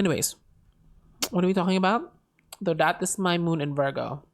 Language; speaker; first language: English; non-native, local second language; Filipino